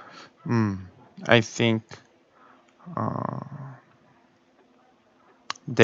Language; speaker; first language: English; non-native, learner; Korean